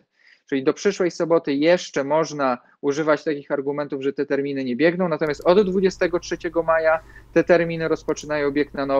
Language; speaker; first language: Polish; native; Polish